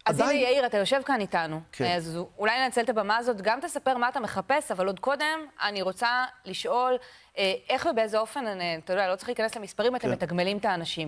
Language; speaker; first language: Hebrew; native; Hebrew